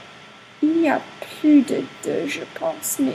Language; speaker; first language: French; non-native, learner; English